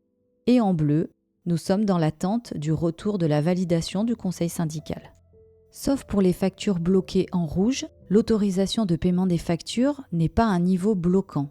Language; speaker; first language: French; native; French